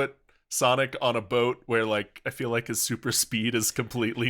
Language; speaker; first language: English; native; English